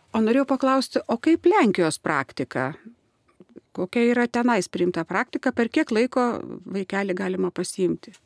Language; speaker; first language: Lithuanian; native; Lithuanian